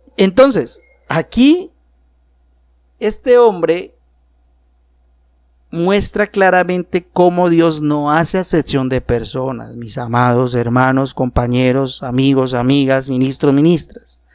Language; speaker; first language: Spanish; native; Spanish